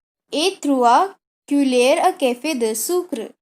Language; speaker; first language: French; non-native, learner; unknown